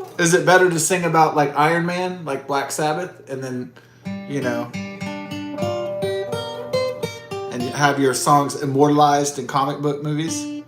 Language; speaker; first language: English; native; English